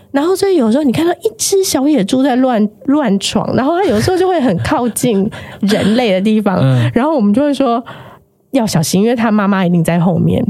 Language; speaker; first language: Chinese; native; Chinese